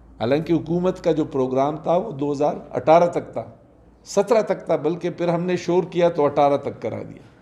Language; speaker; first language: Urdu; non-native, local second language; Pashto